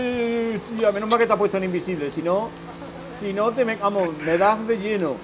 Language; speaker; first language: Spanish; native; Spanish